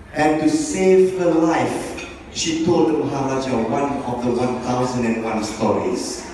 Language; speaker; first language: English; non-native, local second language; Malay